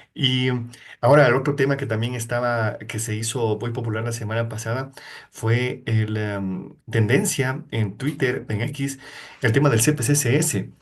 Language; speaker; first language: Spanish; native; Spanish